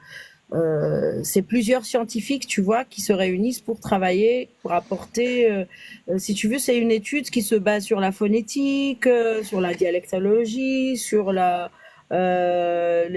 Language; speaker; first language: French; native; French